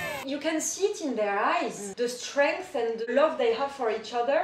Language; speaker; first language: English; non-native, fluent; French